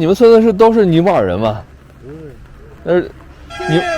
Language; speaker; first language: Chinese; native; Chinese